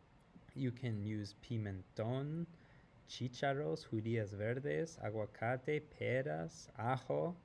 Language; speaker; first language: Spanish; non-native, fluent; English